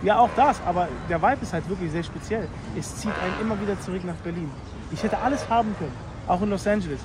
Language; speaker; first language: German; native; German